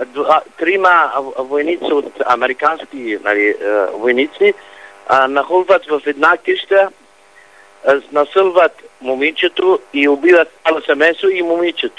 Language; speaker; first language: Bulgarian; non-native, fluent; Arabic